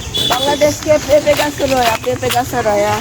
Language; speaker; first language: Hindi; non-native, learner; Bangla